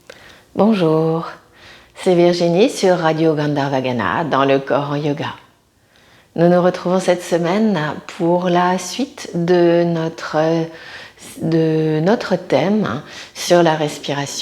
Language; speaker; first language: French; native; French